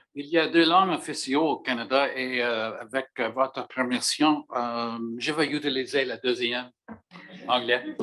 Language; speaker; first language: French; non-native, local second language; English